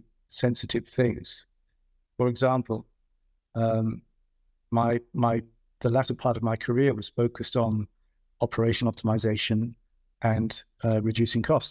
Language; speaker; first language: English; native; English